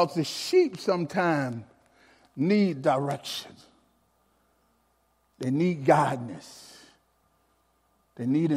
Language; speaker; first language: English; native; English